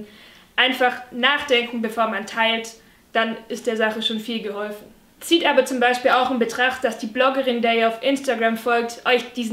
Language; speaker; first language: German; native; German